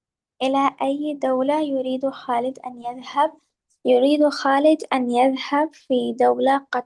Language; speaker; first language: Arabic; non-native, learner; Urdu